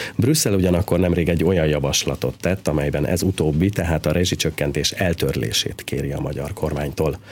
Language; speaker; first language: Hungarian; native; Hungarian